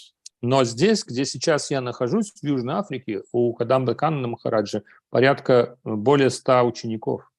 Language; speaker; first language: Russian; native; Russian